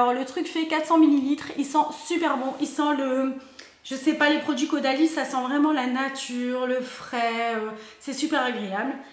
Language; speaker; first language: French; native; French